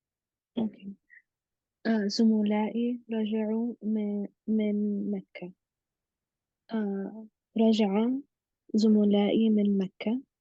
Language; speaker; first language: Arabic; non-native, learner; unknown